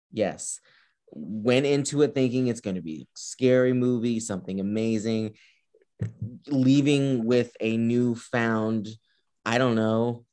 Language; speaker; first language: English; early bilingual, other home language; Spanish